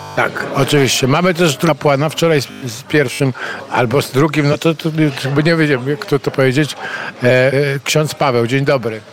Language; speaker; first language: Polish; native; Polish